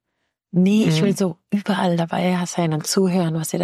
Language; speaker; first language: German; native; German